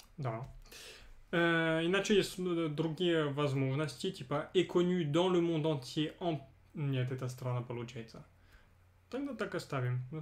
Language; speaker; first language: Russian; non-native, fluent; French